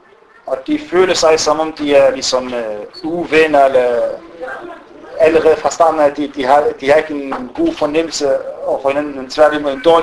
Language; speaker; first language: Danish; non-native, fluent; Arabic